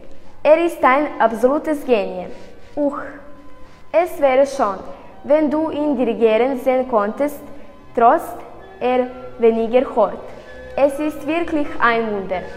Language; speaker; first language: German; non-native, learner; Serbian